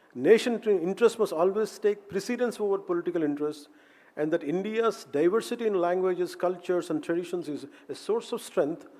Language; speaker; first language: English; non-native, local second language; Telugu